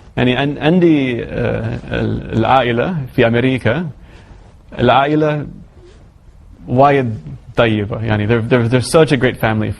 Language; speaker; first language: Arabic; non-native, learner; English